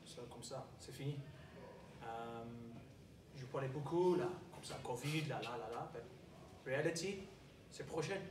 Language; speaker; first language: French; non-native, learner; English